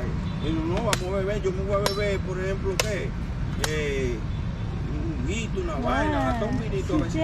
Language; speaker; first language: Spanish; native; Spanish